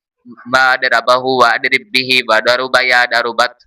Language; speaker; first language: Arabic; non-native, learner; Urdu